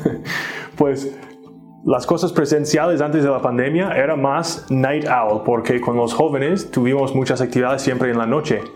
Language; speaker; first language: Spanish; non-native, fluent; English